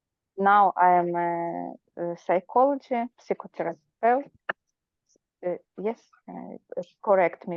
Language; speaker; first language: English; non-native, learner; Ukrainian